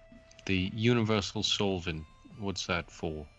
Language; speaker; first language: English; native; English